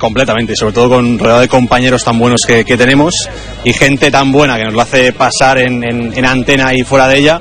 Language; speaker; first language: Spanish; native; Spanish